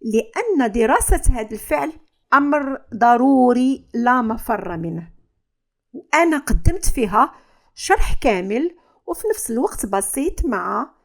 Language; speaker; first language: Arabic; native; Arabic